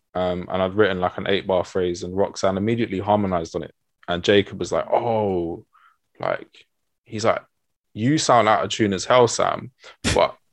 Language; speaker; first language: English; native; English